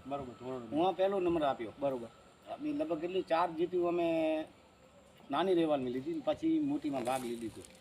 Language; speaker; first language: Gujarati; non-native, local second language; Kachhi